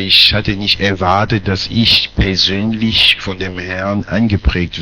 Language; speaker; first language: German; non-native, fluent; French